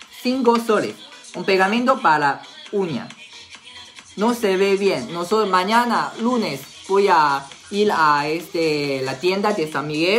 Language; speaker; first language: Spanish; non-native, learner; Chinese